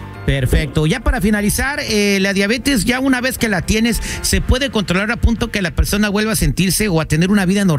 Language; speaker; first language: Spanish; native; Spanish